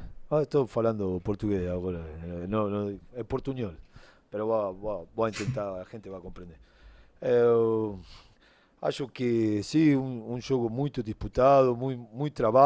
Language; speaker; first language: Portuguese; non-native, learner; Spanish